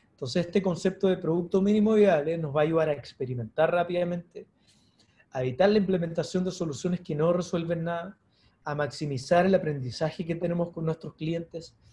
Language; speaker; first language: Spanish; native; Spanish